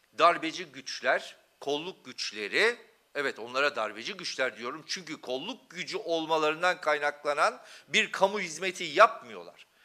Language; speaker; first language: Turkish; non-native, local second language; Kurdish